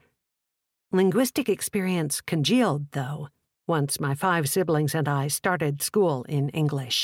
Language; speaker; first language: English; early bilingual, other home language; Czech